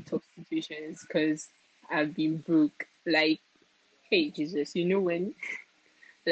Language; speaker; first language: English; non-native, local second language; Igbo